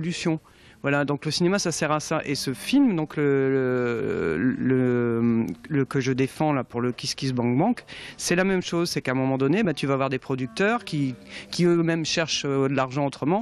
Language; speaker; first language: French; native; French